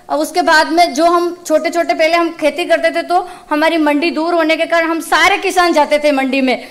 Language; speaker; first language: Hindi; native; Hindi